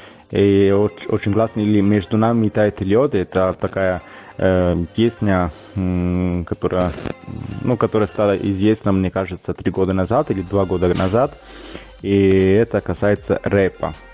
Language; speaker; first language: Russian; non-native, fluent; Italian